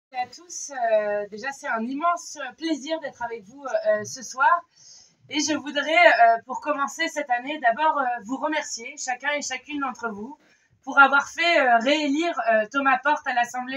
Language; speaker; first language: French; native; French